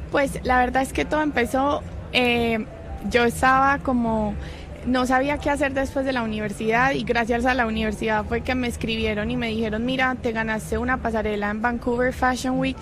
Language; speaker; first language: Spanish; native; Spanish